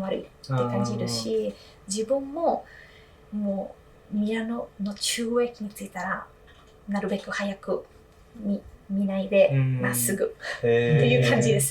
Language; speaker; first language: Japanese; non-native, fluent; Italian